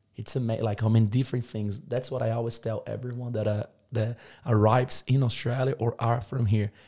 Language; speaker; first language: English; non-native, fluent; Portuguese